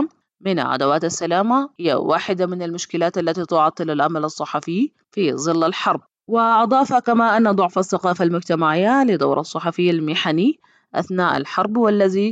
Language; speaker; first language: Arabic; native; Arabic